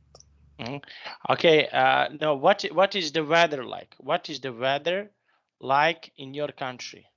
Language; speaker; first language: English; non-native, fluent; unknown